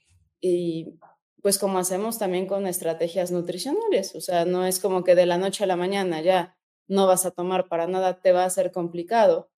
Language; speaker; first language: Spanish; native; Spanish